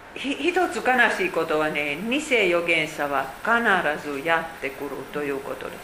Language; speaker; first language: Japanese; non-native, fluent; Finnish